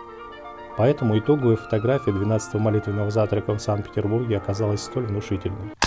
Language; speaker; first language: Russian; native; Russian